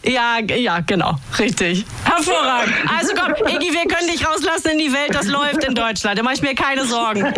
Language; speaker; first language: German; native; German